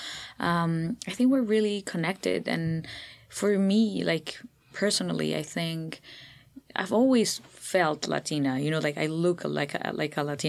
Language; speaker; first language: English; non-native, fluent; Spanish